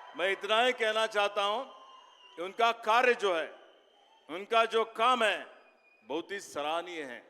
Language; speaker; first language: Hindi; non-native, local second language; Kannada